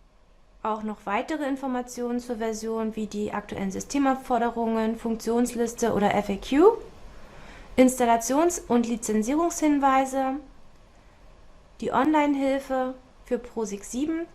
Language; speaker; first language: German; native; German